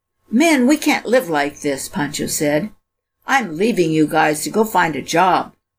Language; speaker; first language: English; native; English